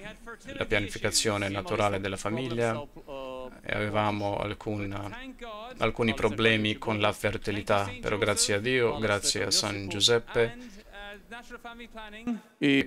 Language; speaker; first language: Italian; non-native, fluent; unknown